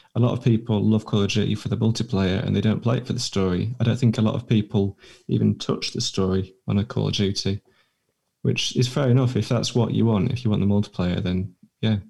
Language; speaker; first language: English; native; English